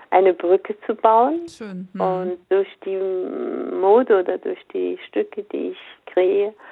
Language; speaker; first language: German; non-native, fluent; Persian